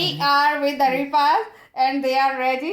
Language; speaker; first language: English; non-native, learner; Hindi